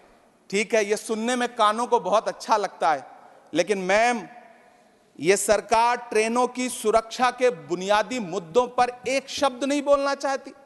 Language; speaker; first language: Hindi; native; Hindi